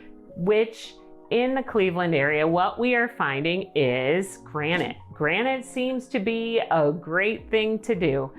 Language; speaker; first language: English; native; English